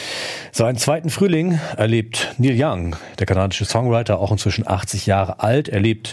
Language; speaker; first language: German; native; German